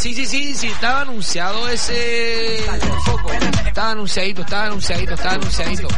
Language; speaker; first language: Spanish; native; Spanish